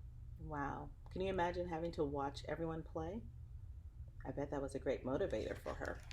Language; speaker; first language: English; native; English